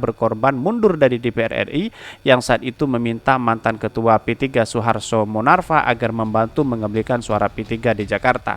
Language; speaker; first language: Indonesian; native; Indonesian